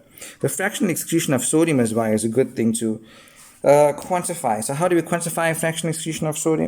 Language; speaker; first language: English; native; English